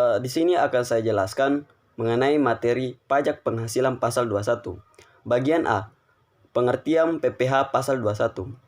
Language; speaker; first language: Indonesian; native; Indonesian